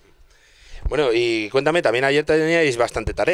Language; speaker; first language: Spanish; native; Spanish